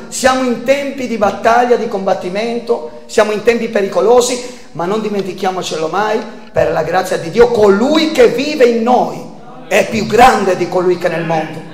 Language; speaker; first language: Italian; non-native, fluent; Spanish